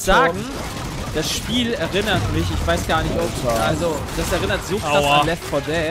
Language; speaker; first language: German; native; German